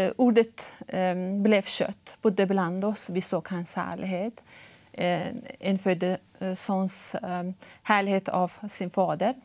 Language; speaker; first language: Swedish; non-native, fluent; Persian